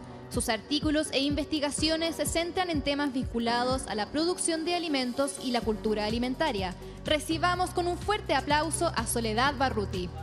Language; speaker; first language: Spanish; native; Spanish